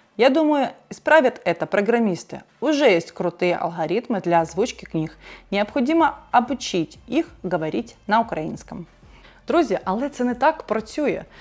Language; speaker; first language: Ukrainian; non-native, local second language; Russian